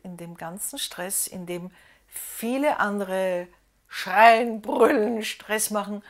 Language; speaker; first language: German; native; German